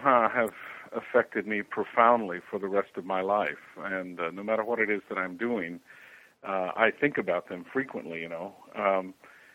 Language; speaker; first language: English; native; English